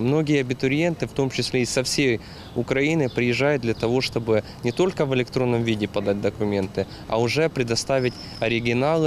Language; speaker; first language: Russian; native; Russian